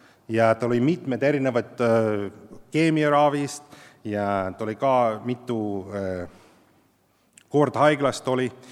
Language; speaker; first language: Estonian; non-native, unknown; English